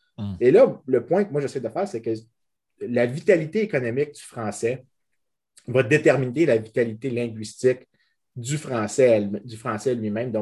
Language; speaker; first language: French; native; French